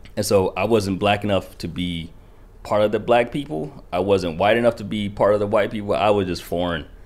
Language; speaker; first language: English; early bilingual, other home language; Kinyarwanda